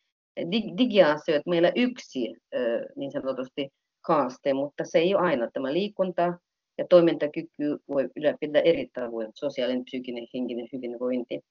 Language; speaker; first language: Finnish; non-native, fluent; Russian